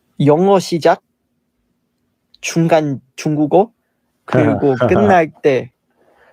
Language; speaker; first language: Korean; non-native, fluent; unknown